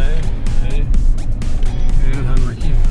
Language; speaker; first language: Icelandic; native; Icelandic